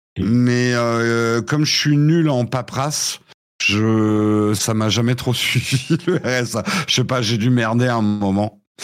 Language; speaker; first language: French; early bilingual, other home language; English